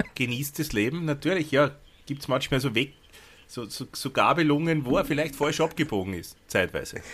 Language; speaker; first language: German; native; German